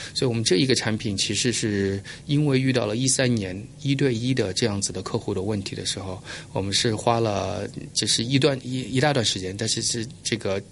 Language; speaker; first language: Chinese; early bilingual, heritage; Chinese